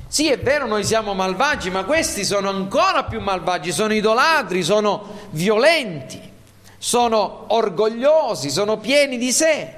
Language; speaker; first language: Italian; native; Italian